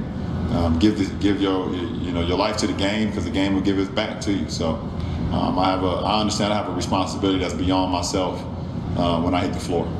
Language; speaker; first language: English; native; English